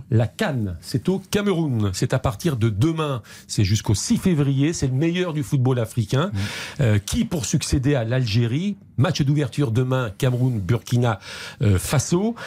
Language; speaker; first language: French; native; French